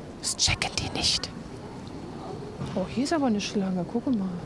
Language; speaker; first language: German; native; German